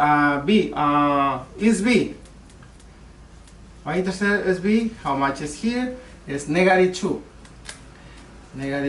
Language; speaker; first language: English; non-native, learner; Spanish